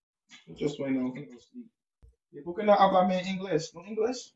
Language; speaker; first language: Spanish; non-native, learner; English